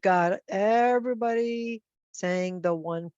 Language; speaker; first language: English; native; English